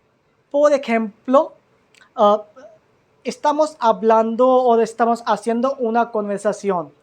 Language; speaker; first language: Spanish; non-native, learner; Hindi